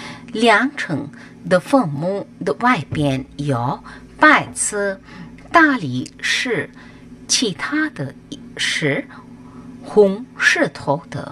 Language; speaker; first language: Chinese; non-native, fluent; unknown